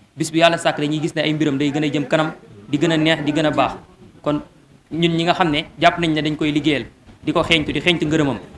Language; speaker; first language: Wolof; native; Wolof